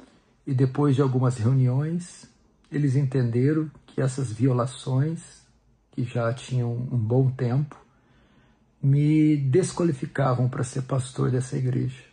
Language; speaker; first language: Portuguese; native; Portuguese